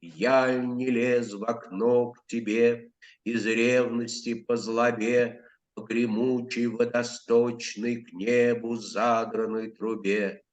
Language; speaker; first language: Russian; native; Russian